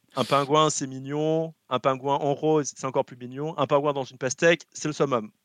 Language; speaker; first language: French; native; French